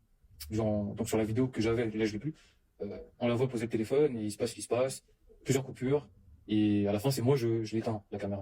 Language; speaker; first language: French; native; French